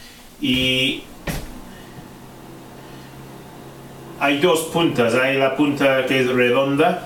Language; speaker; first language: Spanish; non-native, fluent; English